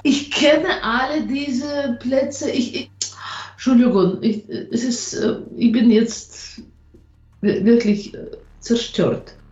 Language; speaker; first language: German; non-native, fluent; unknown